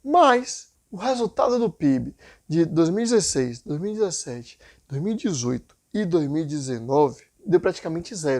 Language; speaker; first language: Portuguese; native; Portuguese